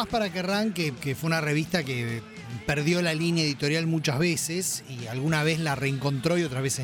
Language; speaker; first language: Spanish; native; Spanish